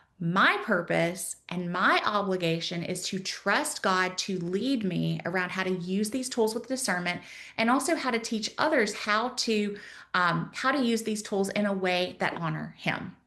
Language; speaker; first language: English; native; English